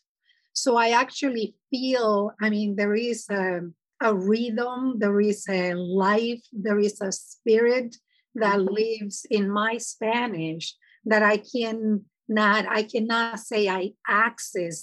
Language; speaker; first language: English; non-native, fluent; Spanish